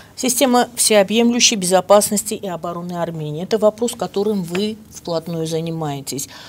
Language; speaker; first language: Russian; non-native, local second language; Armenian